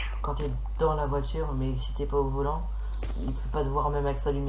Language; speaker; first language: French; native; French